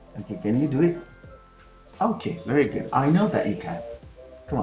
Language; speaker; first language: English; non-native, fluent; Indonesian